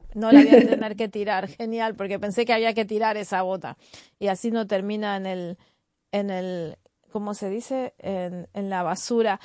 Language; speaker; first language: Spanish; native; Spanish